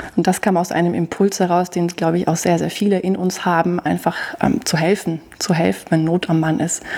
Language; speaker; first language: German; native; German